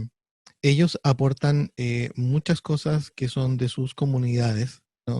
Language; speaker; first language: Spanish; native; Spanish